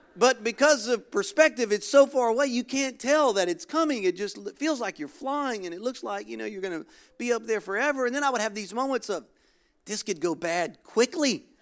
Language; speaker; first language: English; native; English